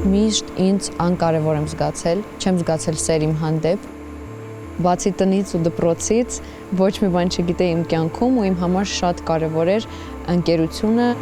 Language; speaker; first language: Armenian; early bilingual, heritage; Armenian